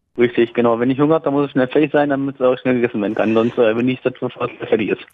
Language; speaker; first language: German; native; German